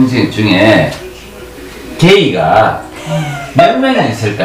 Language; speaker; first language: Korean; native; Korean